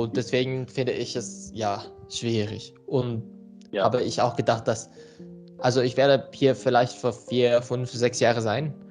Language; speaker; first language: German; non-native, learner; Indonesian